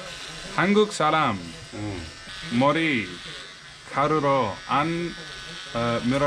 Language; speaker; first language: Korean; non-native, learner; English